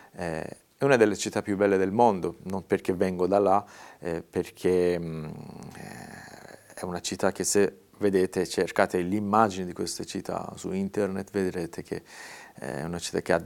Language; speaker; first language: Italian; non-native, fluent; Persian